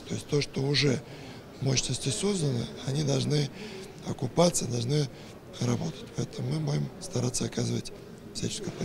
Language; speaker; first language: Russian; native; Russian